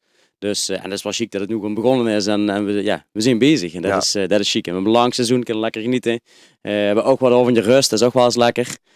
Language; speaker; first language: Dutch; native; Dutch